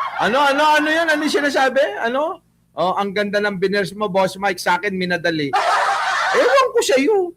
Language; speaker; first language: Filipino; native; Filipino